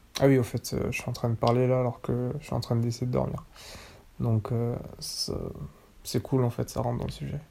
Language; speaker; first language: French; native; French